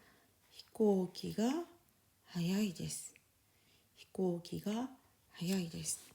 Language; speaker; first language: Japanese; non-native, fluent; French